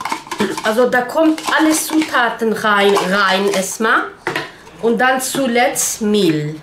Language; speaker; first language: German; non-native, learner; Turkish